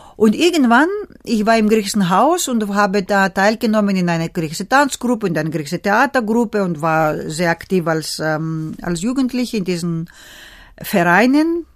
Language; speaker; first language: German; early bilingual, other home language; Greek